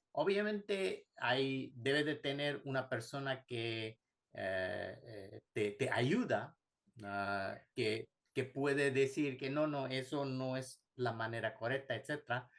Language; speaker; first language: Spanish; non-native, fluent; Bangla